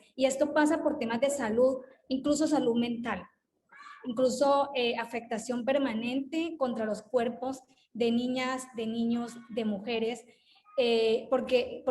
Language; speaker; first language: Spanish; native; Spanish